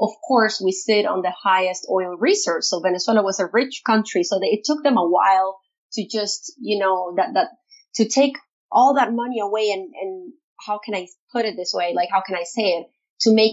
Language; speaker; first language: English; non-native, fluent; Spanish